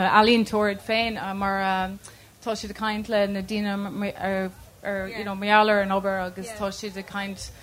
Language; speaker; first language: Irish; non-native, local second language; English